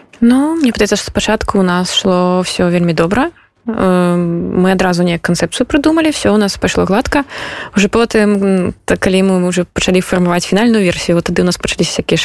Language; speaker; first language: Belarusian; non-native, local second language; Russian